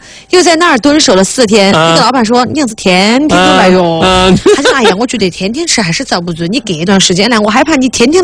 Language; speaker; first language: Chinese; native; Chinese